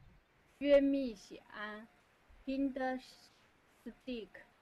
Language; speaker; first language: German; non-native, learner; Chinese